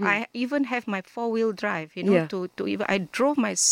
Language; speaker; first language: English; non-native, local second language; Malay